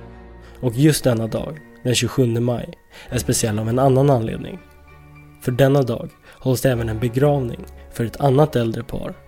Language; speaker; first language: Swedish; native; Swedish